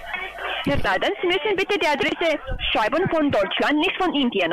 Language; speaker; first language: German; non-native, learner; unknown